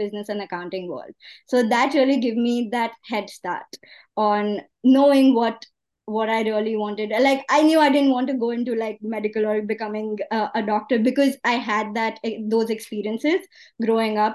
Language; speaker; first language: English; non-native, local second language; Hindi